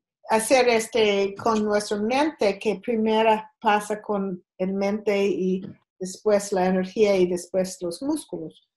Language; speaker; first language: Spanish; non-native, learner; English